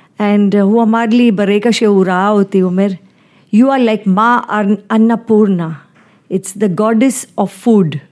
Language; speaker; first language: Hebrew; non-native, fluent; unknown